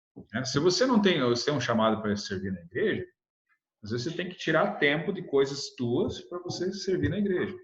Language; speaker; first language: Portuguese; native; Portuguese